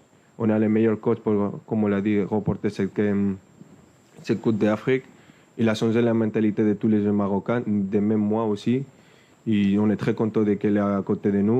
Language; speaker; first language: French; non-native, fluent; Spanish